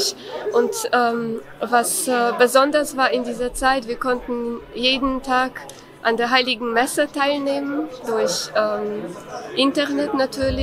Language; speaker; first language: German; non-native, fluent; Polish